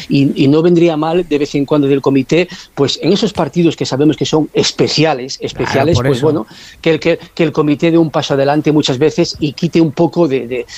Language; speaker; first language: Spanish; native; Spanish